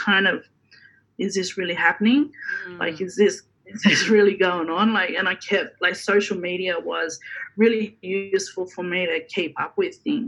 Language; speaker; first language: English; native; English